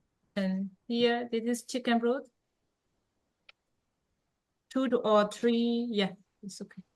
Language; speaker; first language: English; non-native, learner; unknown